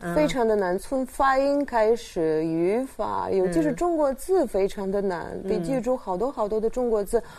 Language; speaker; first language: Chinese; non-native, fluent; Russian